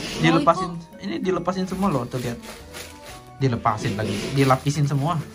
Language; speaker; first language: Indonesian; native; Indonesian